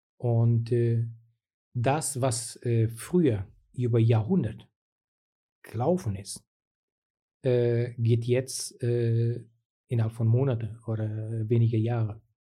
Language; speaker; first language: German; non-native, fluent; Portuguese